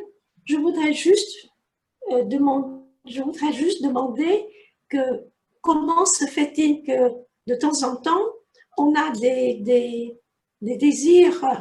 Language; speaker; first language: French; native; French